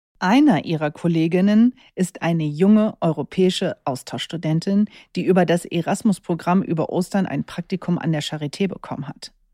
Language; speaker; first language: German; native; German